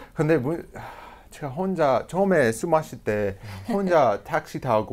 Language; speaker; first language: Korean; non-native, fluent; English